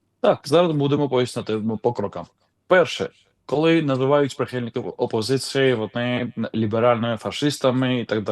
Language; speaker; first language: Ukrainian; non-native, fluent; Georgian